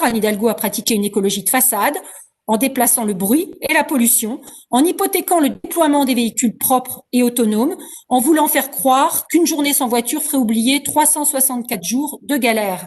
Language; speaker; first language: French; native; French